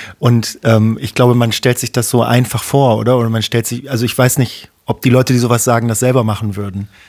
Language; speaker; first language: German; native; German